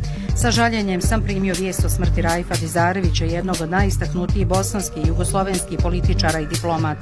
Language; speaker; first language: Bosnian; native; Bosnian